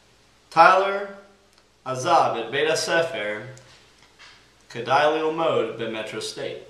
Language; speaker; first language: Hebrew; non-native, learner; English